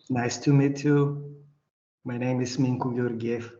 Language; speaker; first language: English; non-native, learner; Bulgarian